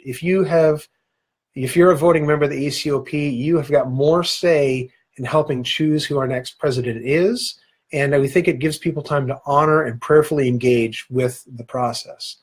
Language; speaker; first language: English; native; English